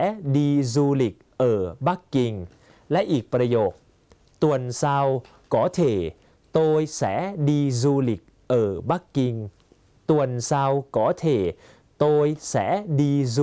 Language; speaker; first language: Thai; native; Thai